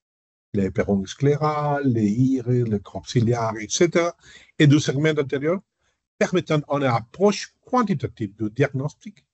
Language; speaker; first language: French; non-native, learner; Spanish